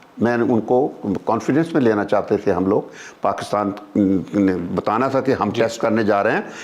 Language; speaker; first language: Urdu; native; Urdu